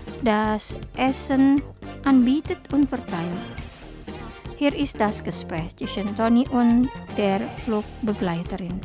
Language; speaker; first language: German; non-native, fluent; Indonesian